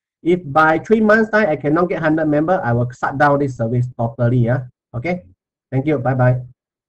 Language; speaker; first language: English; non-native, local second language; Chinese